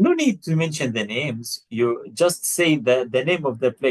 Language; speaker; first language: English; non-native, fluent; Arabic